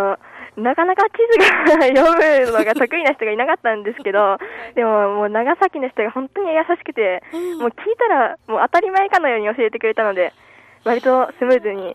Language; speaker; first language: Japanese; native; Japanese